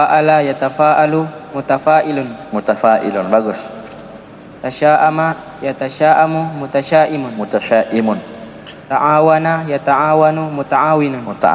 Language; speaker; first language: Arabic; non-native, learner; Indonesian